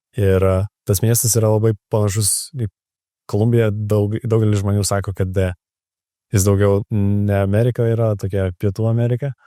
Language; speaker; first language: Lithuanian; native; Lithuanian